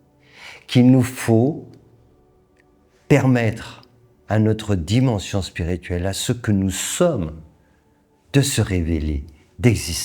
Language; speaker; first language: French; native; French